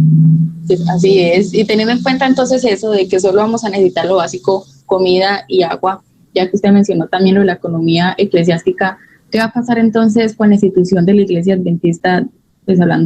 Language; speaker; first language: Spanish; native; Spanish